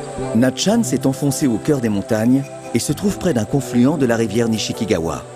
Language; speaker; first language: French; native; French